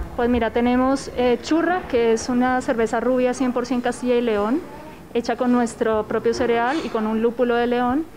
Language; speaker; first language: Spanish; native; Spanish